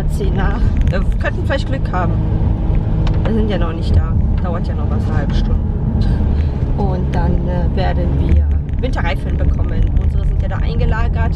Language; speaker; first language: German; native; German